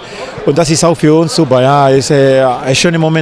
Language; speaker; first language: German; non-native, fluent; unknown